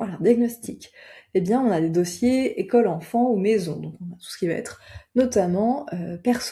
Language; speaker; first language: French; native; French